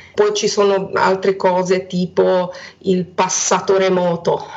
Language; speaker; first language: Italian; non-native, fluent; Hungarian